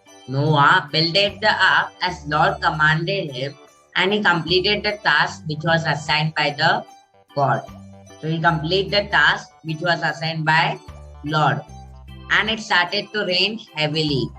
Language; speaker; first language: English; non-native, local second language; Hindi